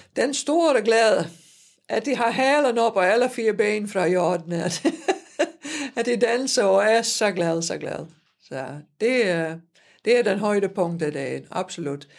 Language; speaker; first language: Danish; non-native, fluent; Dutch